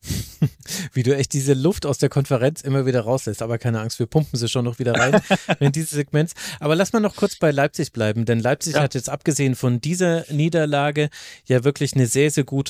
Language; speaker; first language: German; native; German